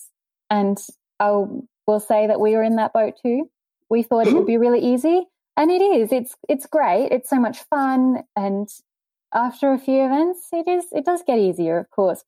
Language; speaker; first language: English; native; English